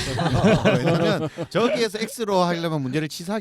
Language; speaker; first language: Korean; native; Korean